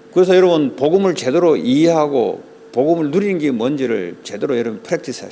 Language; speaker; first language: Korean; native; Korean